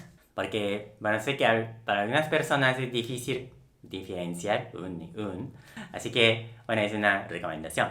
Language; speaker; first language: Spanish; non-native, local second language; Japanese